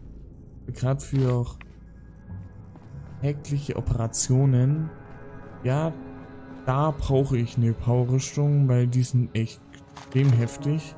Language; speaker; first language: German; native; German